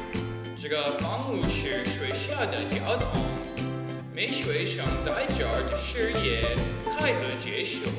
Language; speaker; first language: Chinese; non-native, learner; English